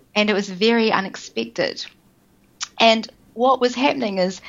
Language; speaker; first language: English; native; English